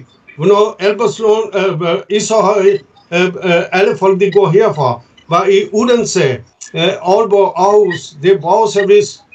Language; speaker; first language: Danish; non-native, fluent; Urdu